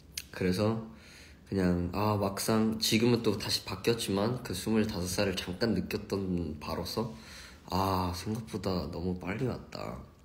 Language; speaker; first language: Korean; early bilingual, heritage; Korean